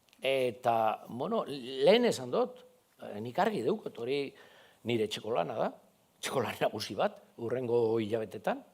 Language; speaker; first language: Basque; non-native, local second language; Spanish